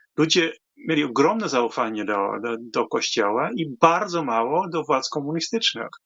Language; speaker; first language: Polish; non-native, fluent; Dutch